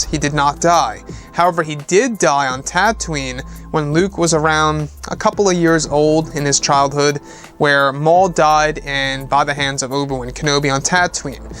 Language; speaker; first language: English; native; English